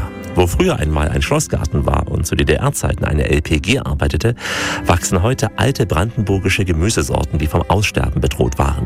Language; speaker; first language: German; native; German